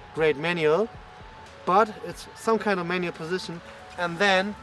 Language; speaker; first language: English; non-native, fluent; German